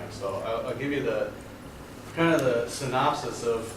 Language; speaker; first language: English; native; English